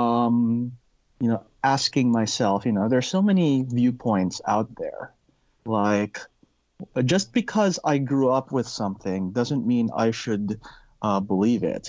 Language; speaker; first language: English; non-native, local second language; Filipino